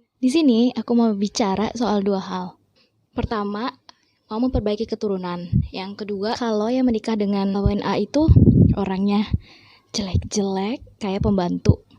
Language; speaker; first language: Indonesian; native; Indonesian